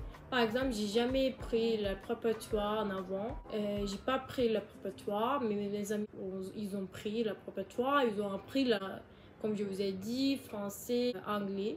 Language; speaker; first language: French; non-native, learner; Turkish